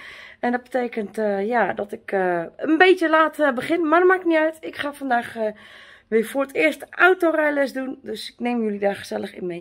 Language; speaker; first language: Dutch; native; Dutch